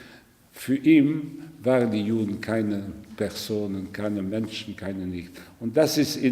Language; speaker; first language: German; non-native, learner; French